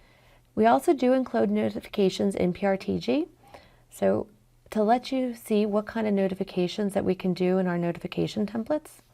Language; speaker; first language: English; native; English